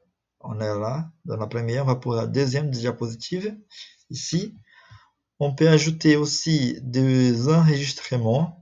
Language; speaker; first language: French; non-native, fluent; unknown